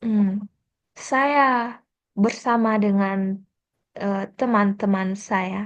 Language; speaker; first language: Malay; non-native, fluent; Korean